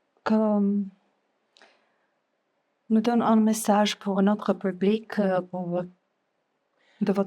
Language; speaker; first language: French; non-native, fluent; Romanian